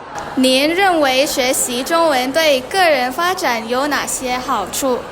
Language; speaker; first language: Chinese; non-native, learner; Indonesian